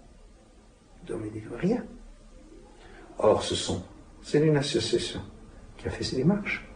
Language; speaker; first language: French; native; French